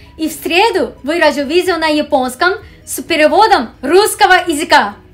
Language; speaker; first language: Russian; non-native, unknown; Japanese